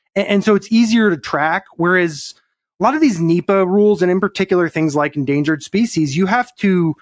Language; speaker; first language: English; native; English